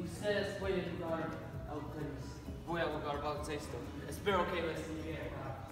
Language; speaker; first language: Spanish; non-native, learner; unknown